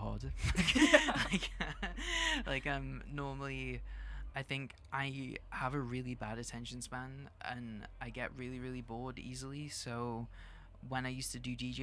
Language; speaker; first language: English; native; English